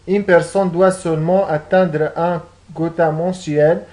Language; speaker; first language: French; non-native, local second language; Arabic